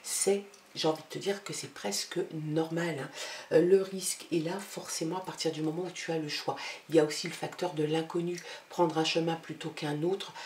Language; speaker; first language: French; native; French